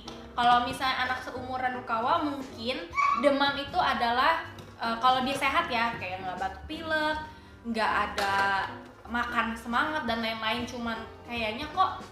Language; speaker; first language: Indonesian; native; Indonesian